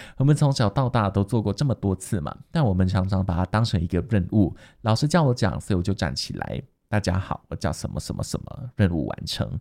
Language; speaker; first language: Chinese; native; Chinese